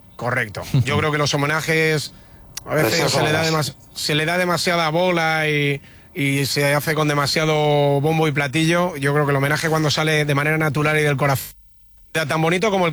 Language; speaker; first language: Spanish; native; Spanish